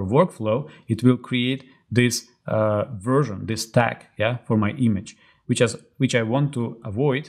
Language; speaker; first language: English; non-native, fluent; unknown